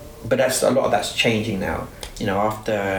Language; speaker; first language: English; native; English